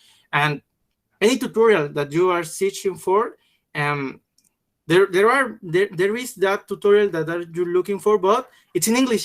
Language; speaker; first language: English; non-native, learner; Spanish